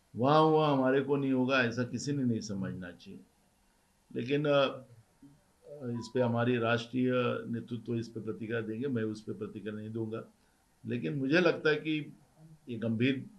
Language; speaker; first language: Hindi; non-native, local second language; Marathi